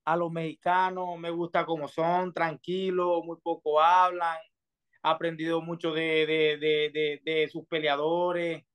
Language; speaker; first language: Spanish; native; Spanish